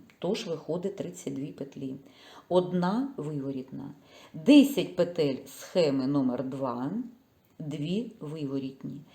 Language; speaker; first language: Ukrainian; non-native, local second language; Russian